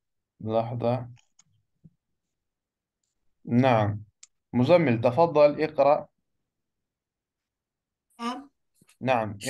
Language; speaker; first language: Arabic; non-native, fluent; Urdu